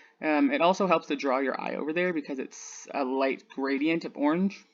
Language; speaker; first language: English; native; English